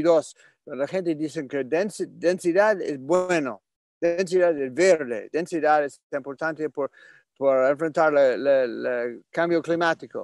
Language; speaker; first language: Spanish; non-native, fluent; English